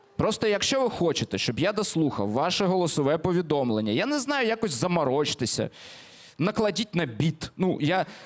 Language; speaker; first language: Ukrainian; non-native, local second language; Russian